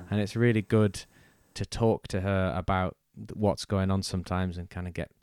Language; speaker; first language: English; native; English